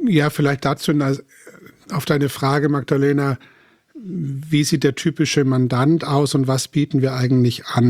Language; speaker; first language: German; native; German